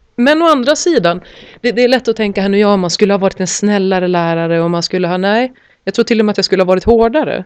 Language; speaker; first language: Swedish; native; Swedish